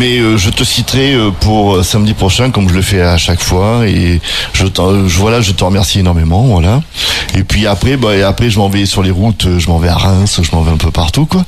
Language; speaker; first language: French; native; French